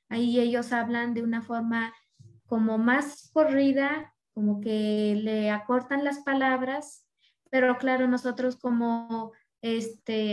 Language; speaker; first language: Spanish; non-native, local second language; Nahuatl languages